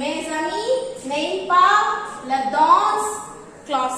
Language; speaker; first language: French; non-native, fluent; Tamil